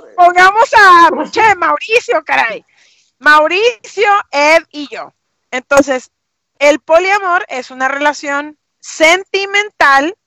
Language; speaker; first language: Spanish; native; Spanish